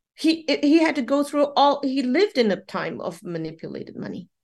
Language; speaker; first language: English; non-native, local second language; Cantonese